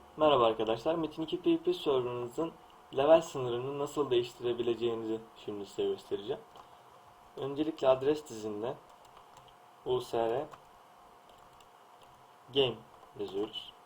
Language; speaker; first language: Turkish; native; Turkish